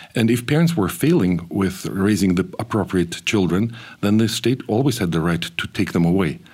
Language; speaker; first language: English; early bilingual, other home language; German